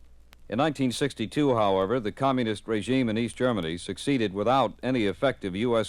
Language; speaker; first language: English; native; English